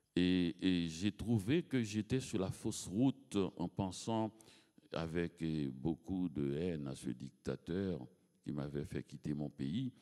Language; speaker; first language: French; native; French